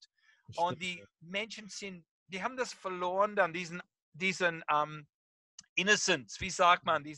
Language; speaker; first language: German; non-native, fluent; English